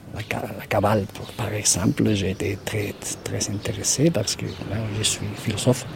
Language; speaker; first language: French; non-native, fluent; Spanish